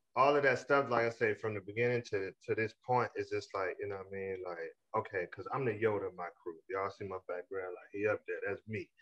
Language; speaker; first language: English; native; English